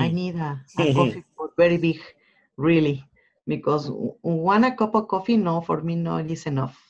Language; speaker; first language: English; non-native, learner; Spanish